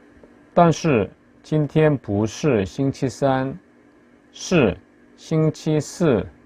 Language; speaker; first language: Chinese; non-native, fluent; Korean